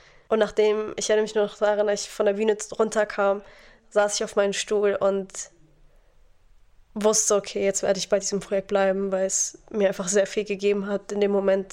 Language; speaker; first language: German; non-native, fluent; Arabic